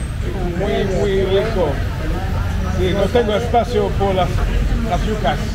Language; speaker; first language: Spanish; non-native, learner; English